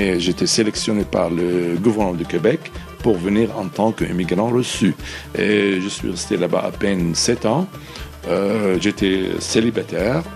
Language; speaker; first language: French; non-native, fluent; Arabic